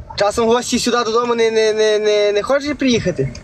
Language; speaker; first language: Ukrainian; non-native, local second language; Polish